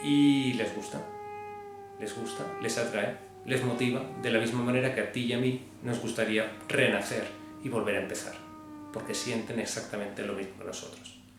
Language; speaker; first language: Spanish; native; Spanish